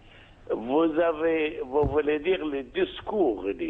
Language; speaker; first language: French; non-native, fluent; Arabic